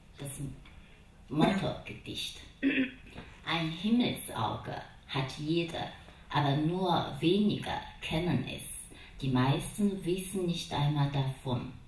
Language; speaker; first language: German; non-native, fluent; Chinese